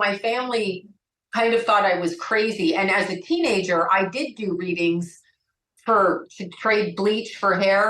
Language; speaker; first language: English; native; English